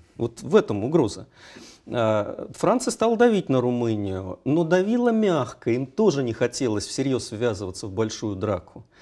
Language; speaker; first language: Russian; native; Russian